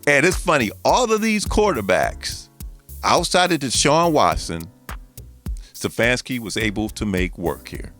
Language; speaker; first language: English; native; English